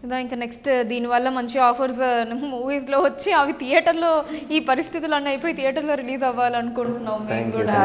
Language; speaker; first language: Telugu; native; Telugu